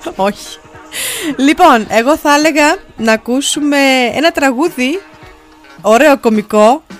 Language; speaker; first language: Greek; native; Greek